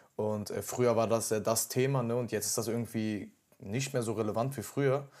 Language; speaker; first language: German; early bilingual, other home language; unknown